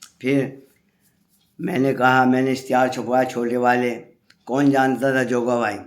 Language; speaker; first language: Urdu; native; Urdu